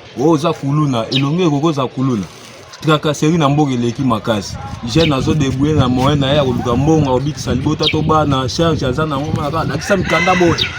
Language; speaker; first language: Lingala; native; Lingala